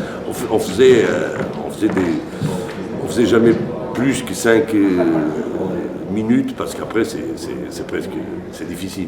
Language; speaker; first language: French; non-native, fluent; Portuguese